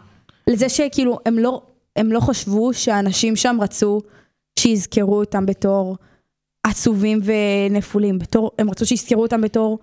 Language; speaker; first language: Hebrew; native; Hebrew